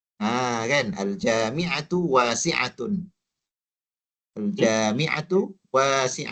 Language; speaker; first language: Arabic; non-native, fluent; Malay